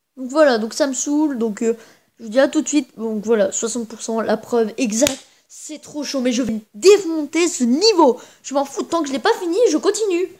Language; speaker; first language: French; native; French